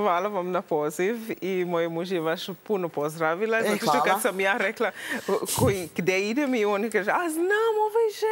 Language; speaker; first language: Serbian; non-native, learner; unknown